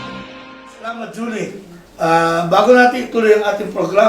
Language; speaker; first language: Filipino; native; Filipino